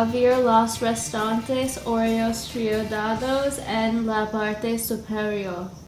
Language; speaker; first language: Spanish; non-native, learner; English